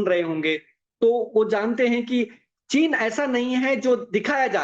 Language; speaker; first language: Hindi; native; Hindi